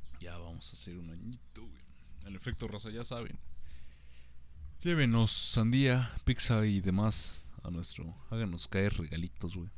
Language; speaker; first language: Spanish; native; Spanish